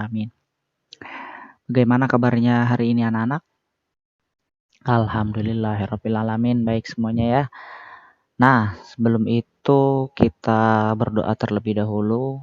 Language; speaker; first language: Indonesian; native; Indonesian